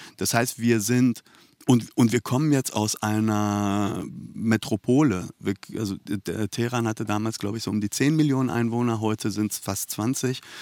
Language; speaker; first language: German; early bilingual, other home language; Persian